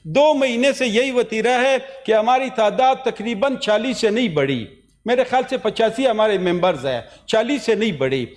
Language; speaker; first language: Urdu; non-native, local second language; Pashto